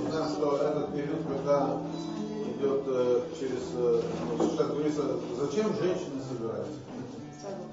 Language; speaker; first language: Russian; non-native, local second language; Lithuanian